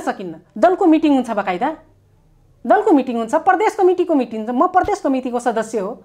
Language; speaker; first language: Nepali; non-native, local second language; Dangaura Tharu